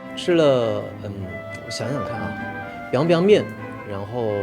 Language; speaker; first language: Chinese; native; Chinese